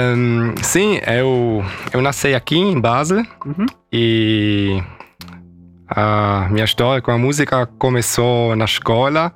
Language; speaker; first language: Portuguese; early bilingual, heritage; Portuguese